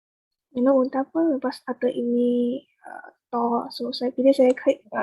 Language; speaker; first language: Malay; native; Malay